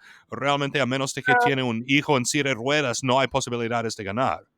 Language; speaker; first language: Spanish; non-native, fluent; English